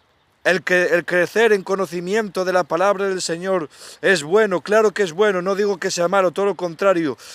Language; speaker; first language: Spanish; native; Spanish